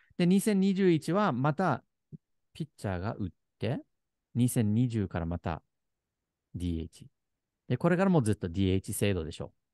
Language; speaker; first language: Japanese; non-native, fluent; English